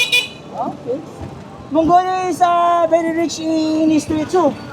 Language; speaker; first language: English; non-native, local second language; Filipino